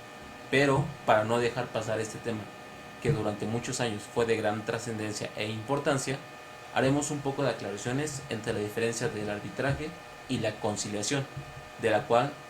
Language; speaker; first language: Spanish; native; Spanish